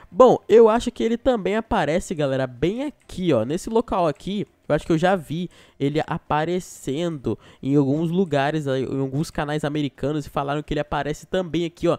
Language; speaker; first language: Portuguese; native; Portuguese